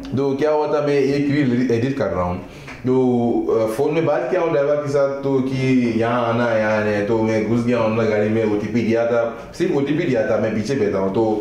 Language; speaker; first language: Hindi; non-native, fluent; Igbo